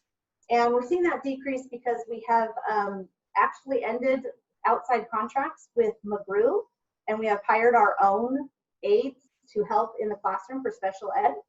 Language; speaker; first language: English; native; English